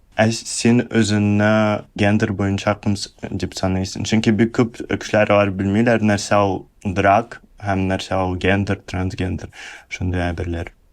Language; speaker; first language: Tatar; early bilingual, heritage; Russian